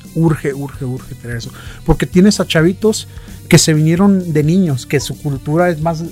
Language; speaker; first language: Spanish; native; Spanish